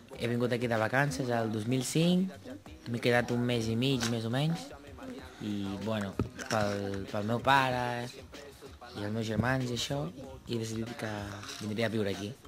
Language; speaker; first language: Catalan; non-native, fluent; Portuguese